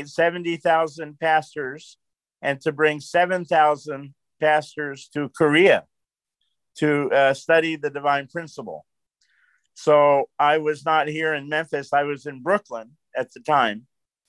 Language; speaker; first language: English; native; English